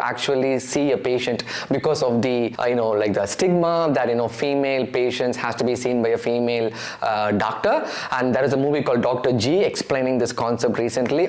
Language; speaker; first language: English; non-native, local second language; Tamil